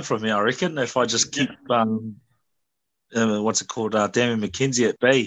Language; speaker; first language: English; native; English